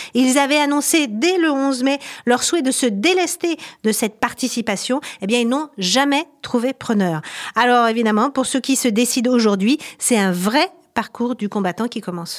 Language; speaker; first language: French; native; French